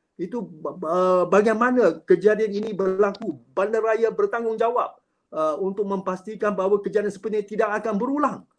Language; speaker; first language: Malay; non-native, local second language; Cantonese